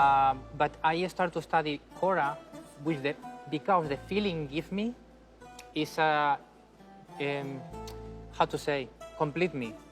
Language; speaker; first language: English; non-native, learner; Spanish